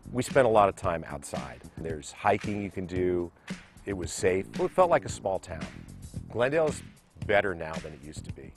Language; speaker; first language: English; native; English